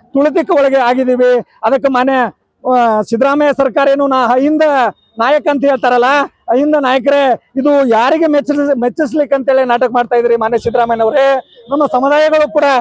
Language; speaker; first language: Kannada; non-native, local second language; Lambadi